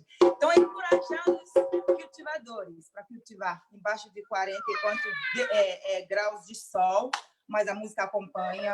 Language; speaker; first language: Portuguese; non-native, local second language; Mandingo